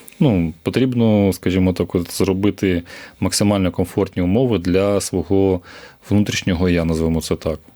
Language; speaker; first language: Ukrainian; native; Ukrainian